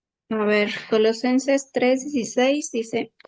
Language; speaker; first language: Spanish; native; Spanish